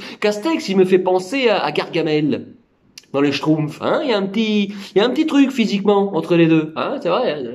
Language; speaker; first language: French; native; French